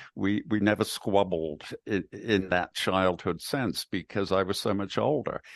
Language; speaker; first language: English; native; English